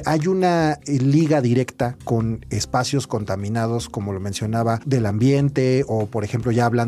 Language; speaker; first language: Spanish; native; Spanish